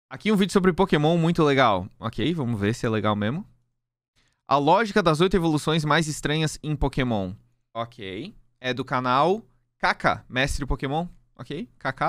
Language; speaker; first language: Portuguese; native; Portuguese